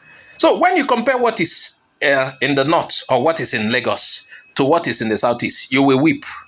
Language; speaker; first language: English; non-native, local second language; Igbo